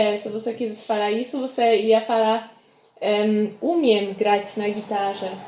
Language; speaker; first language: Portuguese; non-native, fluent; Polish